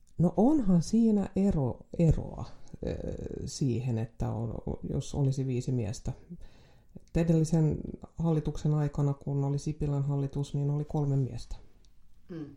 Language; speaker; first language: Finnish; non-native, local second language; Swedish